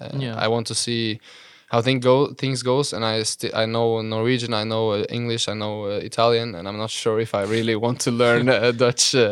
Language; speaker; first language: English; non-native, fluent; Norwegian